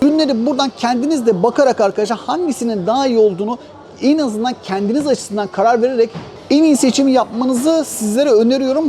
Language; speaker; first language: Turkish; native; Turkish